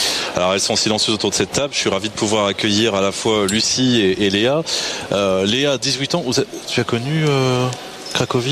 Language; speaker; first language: French; native; French